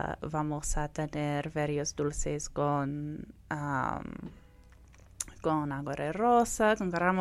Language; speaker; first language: Spanish; non-native, fluent; English